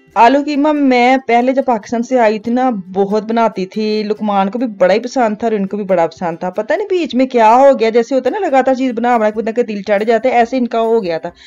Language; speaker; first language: Urdu; native; Urdu